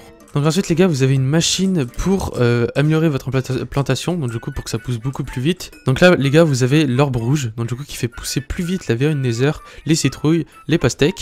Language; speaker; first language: French; native; French